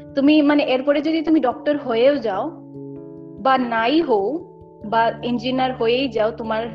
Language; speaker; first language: Bangla; non-native, local second language; Assamese